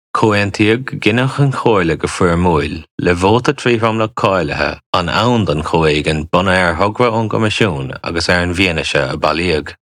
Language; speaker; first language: Irish; native; Irish